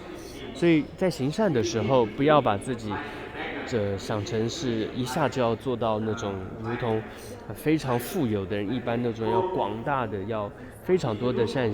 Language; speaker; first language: Chinese; native; Chinese